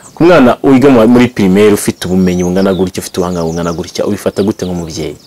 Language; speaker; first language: Kinyarwanda; native; Kinyarwanda